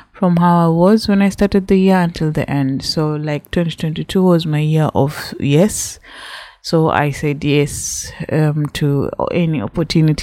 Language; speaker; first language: English; non-native, local second language; Swahili